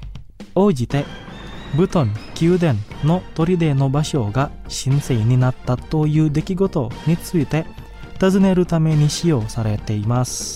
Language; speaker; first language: Japanese; non-native, fluent; Indonesian